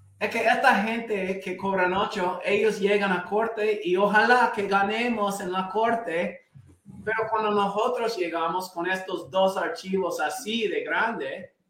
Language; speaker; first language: Spanish; non-native, fluent; English